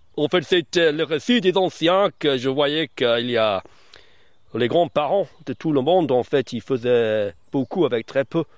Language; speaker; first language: French; early bilingual, other home language; English